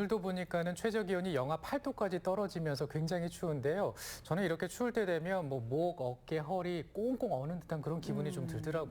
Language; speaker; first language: Korean; native; Korean